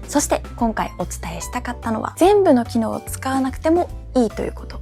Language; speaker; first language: Japanese; native; Japanese